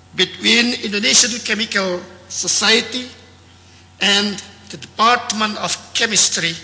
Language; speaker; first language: English; non-native, fluent; Indonesian